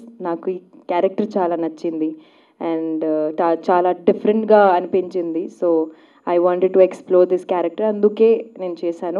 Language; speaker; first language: Telugu; non-native, learner; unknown